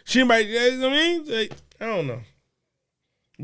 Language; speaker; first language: English; native; English